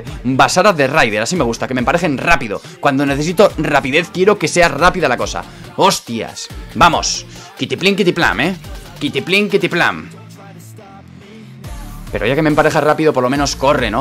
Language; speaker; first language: Spanish; native; Spanish